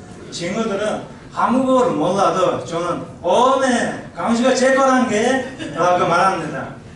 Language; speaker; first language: Korean; non-native, learner; Uzbek